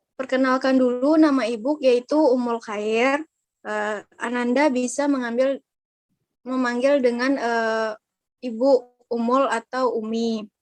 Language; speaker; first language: Indonesian; native; Indonesian